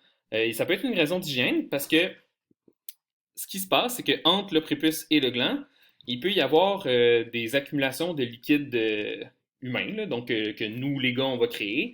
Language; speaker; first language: French; native; French